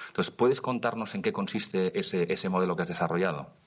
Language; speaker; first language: Spanish; non-native, local second language; Catalan